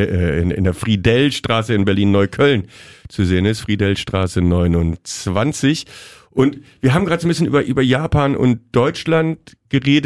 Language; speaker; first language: German; native; German